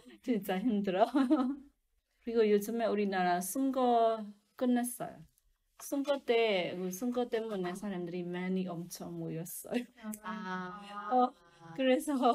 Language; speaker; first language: Korean; non-native, learner; Burmese